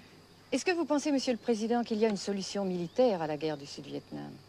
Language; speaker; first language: French; native; French